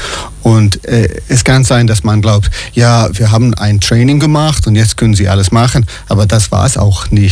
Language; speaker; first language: German; non-native, fluent; English